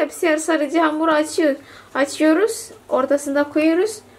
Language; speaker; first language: Turkish; non-native, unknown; Indonesian